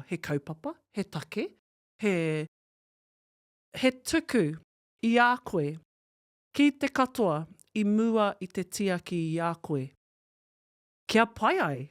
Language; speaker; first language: Māori; non-native, local second language; English